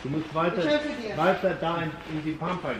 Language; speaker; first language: German; native; German